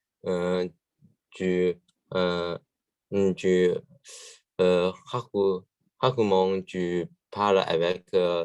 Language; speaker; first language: French; non-native, learner; Chinese